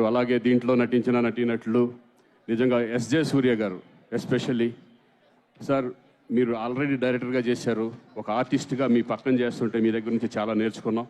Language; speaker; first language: Telugu; native; Telugu